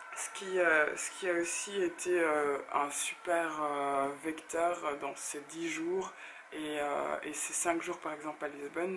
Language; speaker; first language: French; native; French